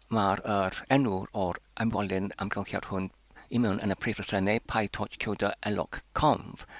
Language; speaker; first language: Welsh; non-native, learner; Polish